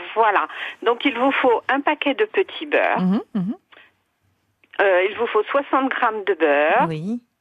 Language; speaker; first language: French; non-native, fluent; Polish